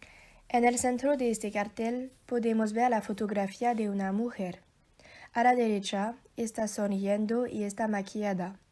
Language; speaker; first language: Spanish; non-native, learner; French